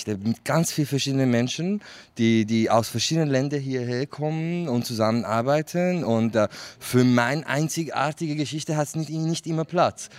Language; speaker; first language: German; non-native, fluent; Kurdish